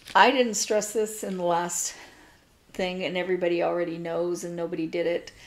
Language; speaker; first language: English; native; English